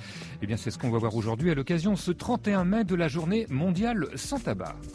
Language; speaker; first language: French; native; French